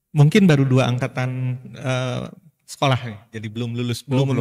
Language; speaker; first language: Indonesian; native; Indonesian